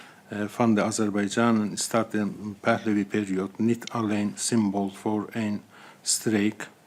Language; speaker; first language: Dutch; non-native, fluent; Azerbaijani